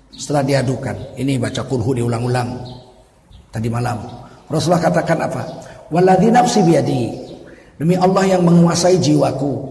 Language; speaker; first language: Indonesian; native; Indonesian